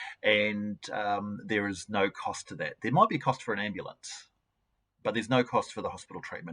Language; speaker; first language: English; native; English